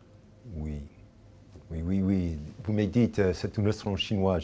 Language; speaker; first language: French; non-native, fluent; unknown